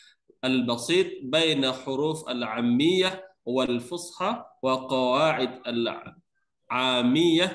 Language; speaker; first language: Arabic; non-native, learner; Indonesian